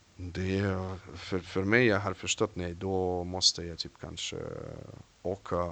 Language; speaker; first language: Swedish; non-native, fluent; Russian